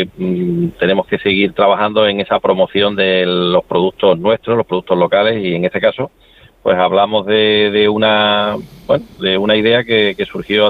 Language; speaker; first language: Spanish; native; Spanish